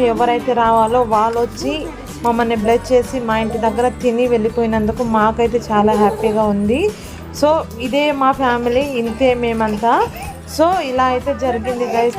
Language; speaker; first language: Telugu; non-native, local second language; Lambadi